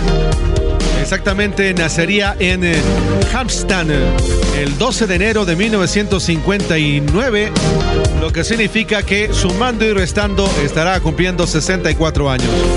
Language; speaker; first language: Spanish; native; Spanish